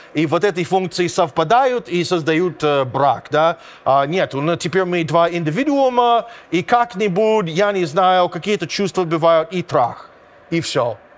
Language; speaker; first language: Russian; non-native, fluent; English